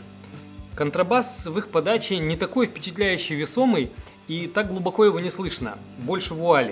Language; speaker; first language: Russian; native; Russian